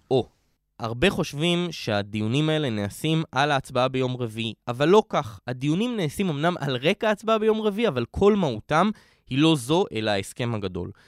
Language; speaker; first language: Hebrew; native; Hebrew